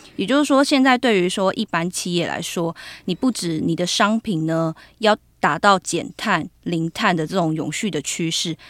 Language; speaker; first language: Chinese; native; Chinese